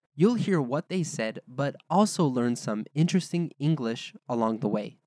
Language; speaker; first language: English; native; English